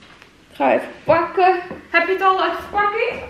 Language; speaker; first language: Dutch; native; Dutch